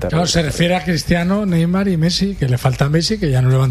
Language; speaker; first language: Spanish; native; Spanish